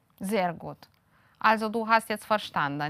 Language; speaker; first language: German; non-native, fluent; Romanian